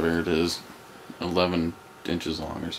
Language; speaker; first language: English; native; English